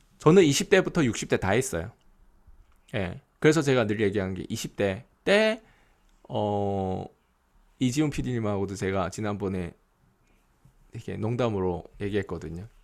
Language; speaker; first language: Korean; native; Korean